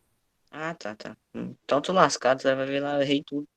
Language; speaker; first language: Portuguese; native; Portuguese